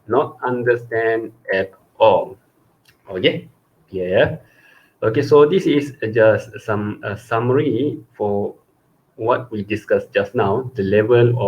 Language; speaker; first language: English; non-native, local second language; Malay